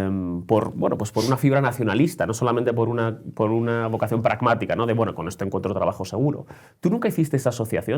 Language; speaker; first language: Spanish; native; Spanish